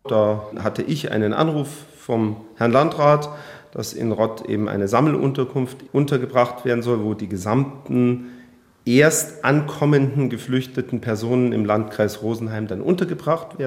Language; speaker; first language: German; native; German